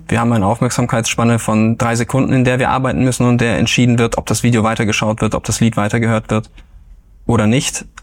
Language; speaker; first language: German; native; German